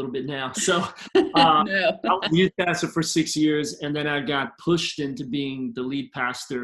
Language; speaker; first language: English; native; English